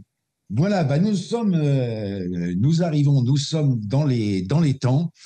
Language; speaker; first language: French; native; French